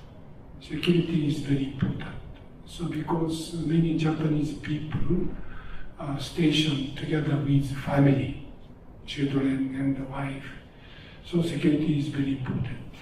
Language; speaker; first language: English; non-native, learner; Japanese